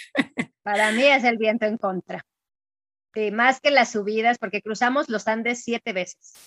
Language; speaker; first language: Spanish; native; Spanish